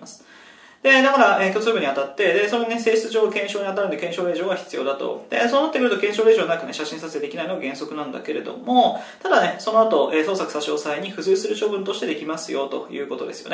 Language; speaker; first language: Japanese; native; Japanese